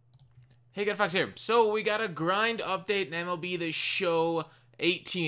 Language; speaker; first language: English; native; English